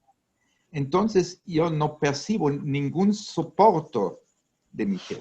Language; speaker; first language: Portuguese; non-native, learner; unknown